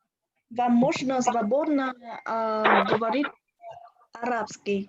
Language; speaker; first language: Russian; non-native, learner; Vietnamese